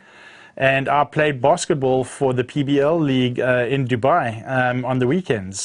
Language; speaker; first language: English; native; English